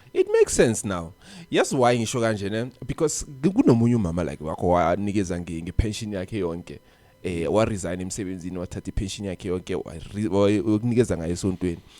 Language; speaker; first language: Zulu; non-native, local second language; South Ndebele